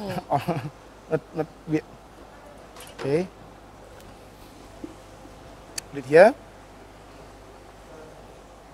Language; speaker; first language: English; non-native, learner; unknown